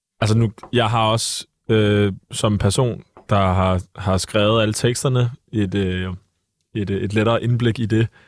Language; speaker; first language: Danish; native; Danish